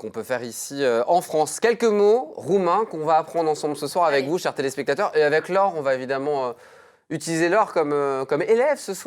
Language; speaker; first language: French; native; French